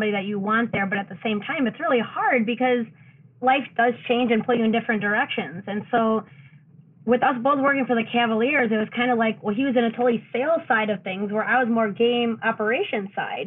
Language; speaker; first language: English; native; English